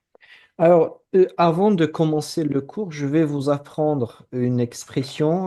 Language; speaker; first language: French; non-native, fluent; Azerbaijani